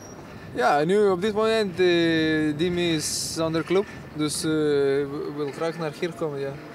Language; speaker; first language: Dutch; non-native, learner; Ukrainian